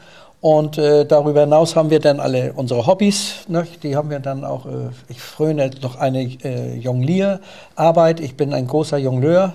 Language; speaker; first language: German; native; German